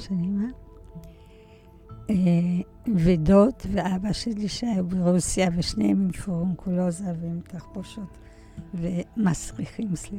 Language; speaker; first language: Hebrew; early bilingual, other home language; Polish